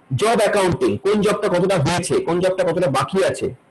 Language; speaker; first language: English; non-native, local second language; Bangla